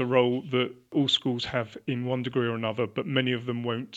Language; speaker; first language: English; native; English